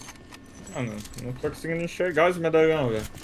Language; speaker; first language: Portuguese; native; Portuguese